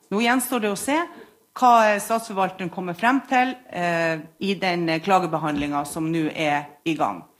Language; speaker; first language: Norwegian; native; Norwegian